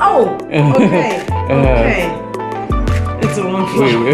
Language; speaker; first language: English; non-native, learner; German